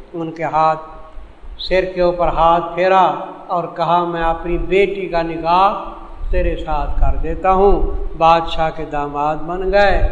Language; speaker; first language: Urdu; non-native, local second language; Saraiki